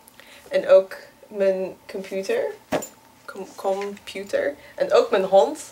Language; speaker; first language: Dutch; non-native, learner; English